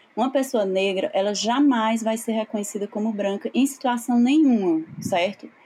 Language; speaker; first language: Portuguese; native; Portuguese